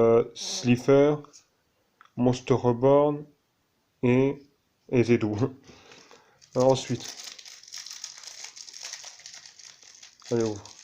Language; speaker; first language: French; native; French